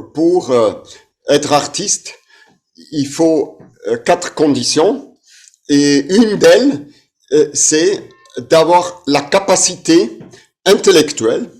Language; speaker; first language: French; non-native, fluent; German